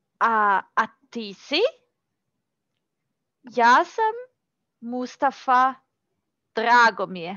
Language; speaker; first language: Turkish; non-native, learner; Serbian